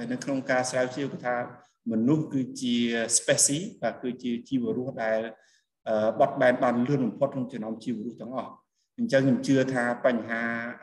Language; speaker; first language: Khmer; native; Khmer